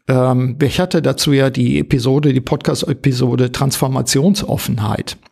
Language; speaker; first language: German; native; German